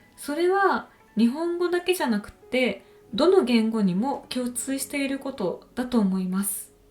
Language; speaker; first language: Japanese; native; Japanese